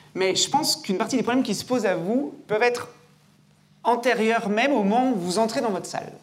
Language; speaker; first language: French; native; French